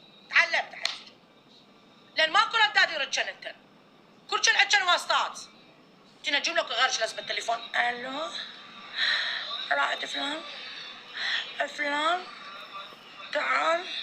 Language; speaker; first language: Arabic; native; Arabic